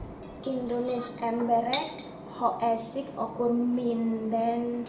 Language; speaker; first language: Hungarian; non-native, learner; Indonesian